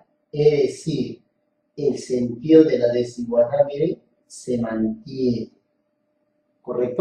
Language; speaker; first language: Spanish; native; Spanish